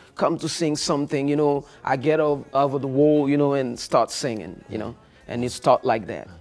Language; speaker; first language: English; non-native, fluent; Haitian Creole